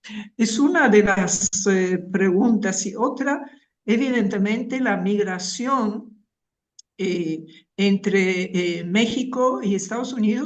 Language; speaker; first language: Spanish; non-native, fluent; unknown